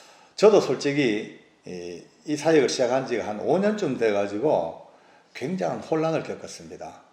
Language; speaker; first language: Korean; native; Korean